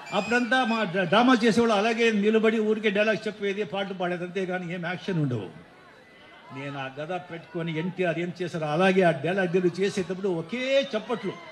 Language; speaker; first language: Telugu; non-native, local second language; Marathi